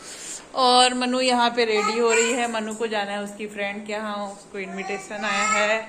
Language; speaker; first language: Hindi; native; Hindi